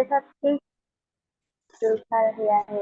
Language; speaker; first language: Korean; non-native, learner; Indonesian